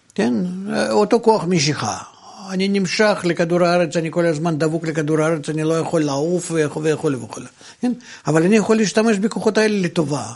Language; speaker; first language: Hebrew; non-native, fluent; Russian